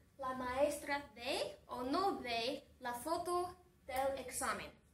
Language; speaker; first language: Spanish; non-native, fluent; English